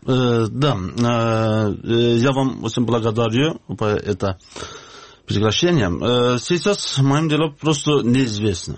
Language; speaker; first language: Russian; non-native, learner; Azerbaijani